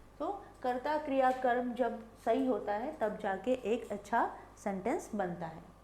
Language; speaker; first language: Hindi; non-native, local second language; Bangla